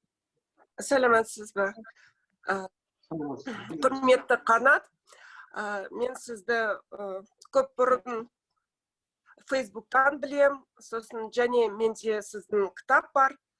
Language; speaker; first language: Kazakh; non-native, local second language; Russian